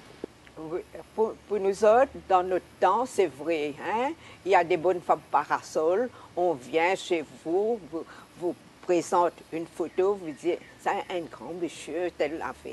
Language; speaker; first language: French; non-native, local second language; Hakka Chinese